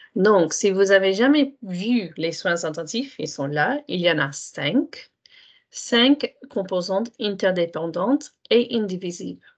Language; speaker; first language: French; non-native, fluent; English